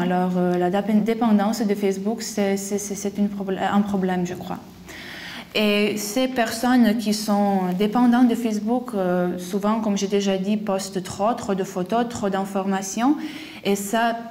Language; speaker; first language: French; non-native, fluent; Lithuanian